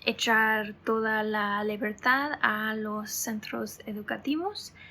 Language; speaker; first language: Spanish; non-native, fluent; English